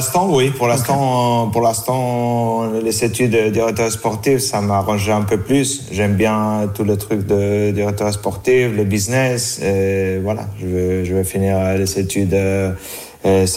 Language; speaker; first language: French; non-native, fluent; Spanish